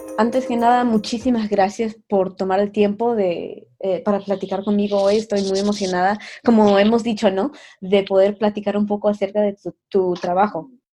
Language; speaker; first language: Spanish; native; Spanish